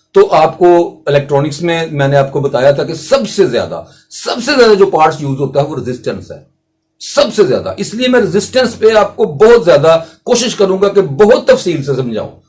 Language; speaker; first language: Urdu; non-native, local second language; Punjabi